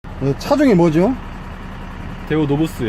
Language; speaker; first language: Korean; native; Korean